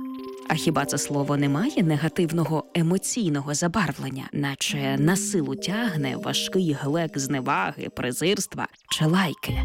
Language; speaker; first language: Ukrainian; native; Ukrainian